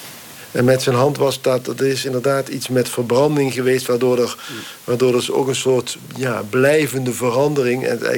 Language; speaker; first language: Dutch; native; Dutch